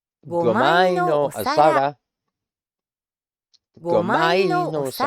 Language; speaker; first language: Japanese; non-native, learner; English